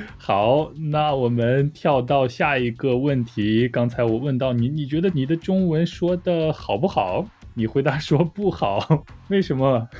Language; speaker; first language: Chinese; native; Chinese